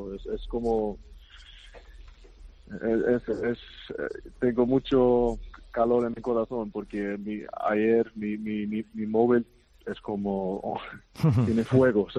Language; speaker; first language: Spanish; non-native, fluent; Icelandic